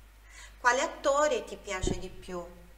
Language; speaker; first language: Italian; non-native, fluent; Portuguese